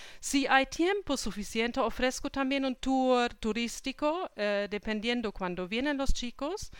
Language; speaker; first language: Spanish; non-native, fluent; German